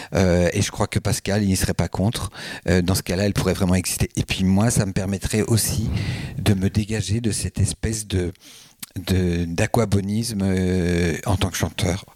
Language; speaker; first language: French; native; French